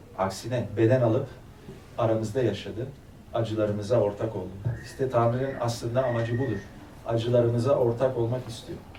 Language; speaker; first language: Turkish; early bilingual, other home language; German